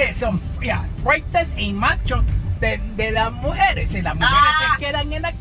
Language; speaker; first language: Spanish; early bilingual, heritage; Spanish